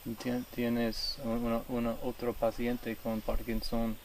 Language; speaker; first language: Spanish; non-native, learner; English